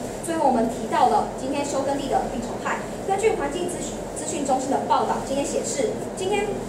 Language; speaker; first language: Chinese; native; Chinese